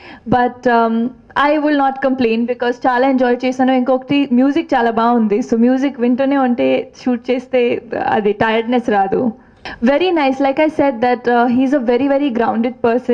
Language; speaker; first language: Telugu; non-native, fluent; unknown